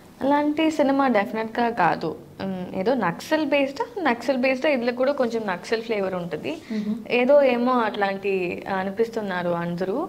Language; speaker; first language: Telugu; non-native, learner; Tamil